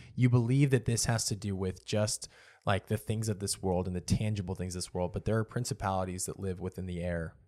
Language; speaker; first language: English; native; English